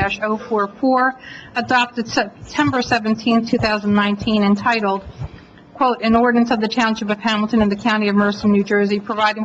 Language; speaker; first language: English; native; English